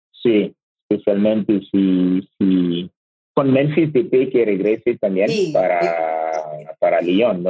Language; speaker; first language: Spanish; non-native, learner; French